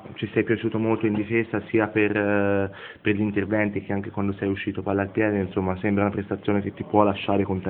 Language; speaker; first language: Italian; native; Italian